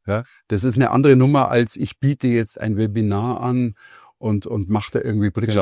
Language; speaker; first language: German; native; German